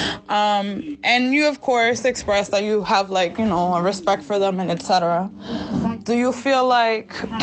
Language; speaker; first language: English; early bilingual, other home language; Spanish